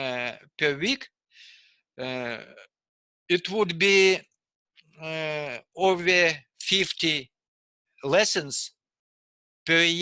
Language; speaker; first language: English; non-native, learner; Russian